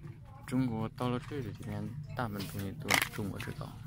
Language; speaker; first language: Chinese; native; Chinese